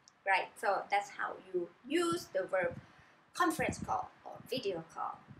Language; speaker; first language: English; non-native, fluent; Thai